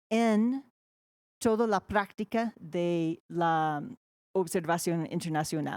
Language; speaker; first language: Spanish; non-native, fluent; English